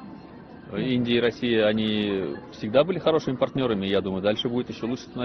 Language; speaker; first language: Russian; native; Russian